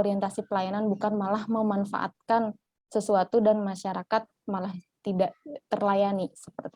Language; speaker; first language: Indonesian; native; Indonesian